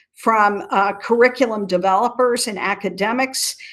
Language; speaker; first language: English; native; English